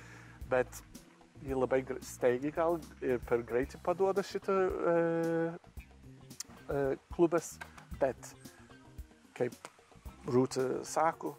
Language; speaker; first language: Lithuanian; non-native, learner; English